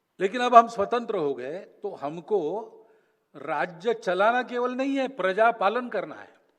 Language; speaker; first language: Hindi; non-native, local second language; Marathi